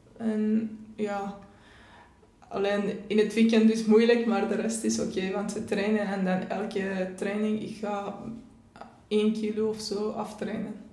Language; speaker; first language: Dutch; non-native, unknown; Persian